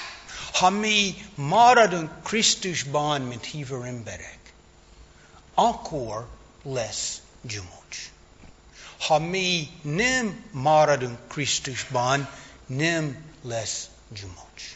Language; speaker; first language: Hungarian; non-native, fluent; English